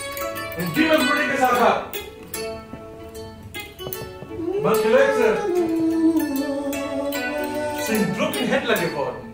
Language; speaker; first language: German; non-native, learner; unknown